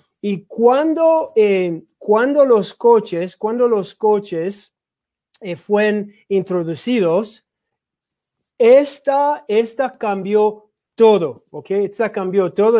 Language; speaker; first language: Spanish; non-native, learner; English